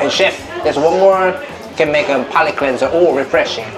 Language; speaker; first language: English; non-native, fluent; Korean